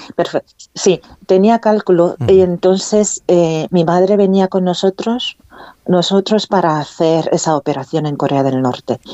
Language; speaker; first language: Spanish; non-native, fluent; Korean